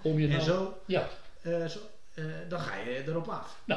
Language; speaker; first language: Dutch; native; Dutch